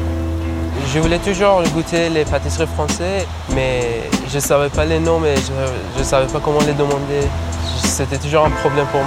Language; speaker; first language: French; non-native, learner; Persian